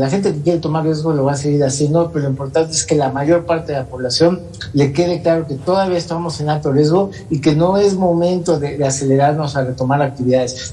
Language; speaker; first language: Spanish; native; Spanish